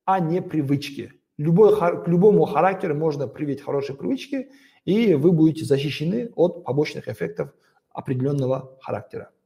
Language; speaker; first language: Russian; non-native, local second language; Kazakh